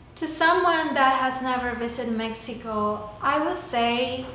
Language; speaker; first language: English; non-native, fluent; Spanish